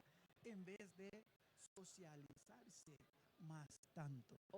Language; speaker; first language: Spanish; non-native, learner; Papiamento